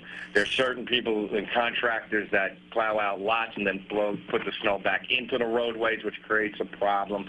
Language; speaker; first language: English; native; English